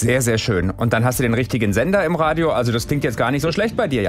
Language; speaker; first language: German; native; German